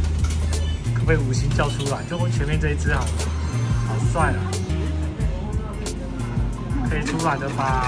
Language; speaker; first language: Chinese; native; Chinese